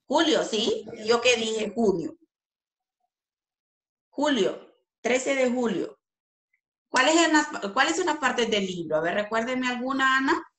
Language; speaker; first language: Spanish; native; Spanish